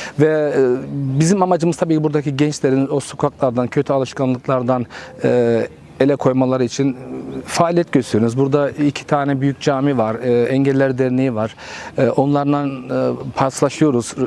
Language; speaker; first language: Turkish; early bilingual, heritage; Turkish